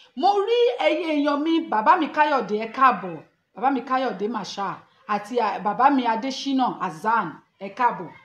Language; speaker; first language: Yoruba; native; Yoruba